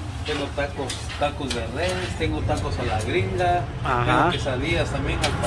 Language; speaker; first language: Spanish; native; Spanish